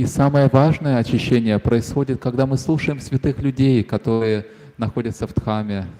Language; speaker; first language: Russian; native; Russian